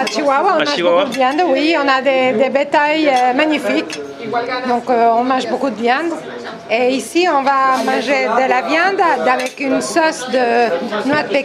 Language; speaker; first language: French; non-native, fluent; Spanish